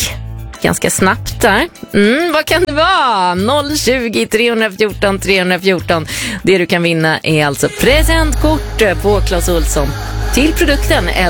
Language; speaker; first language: Swedish; native; Swedish